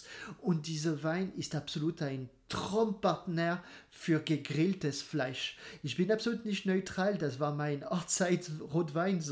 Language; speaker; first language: German; non-native, fluent; French